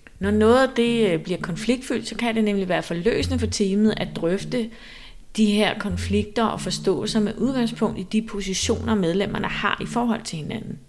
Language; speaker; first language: Danish; native; Danish